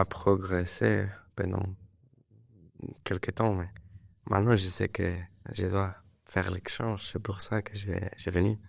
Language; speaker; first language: French; non-native, learner; Spanish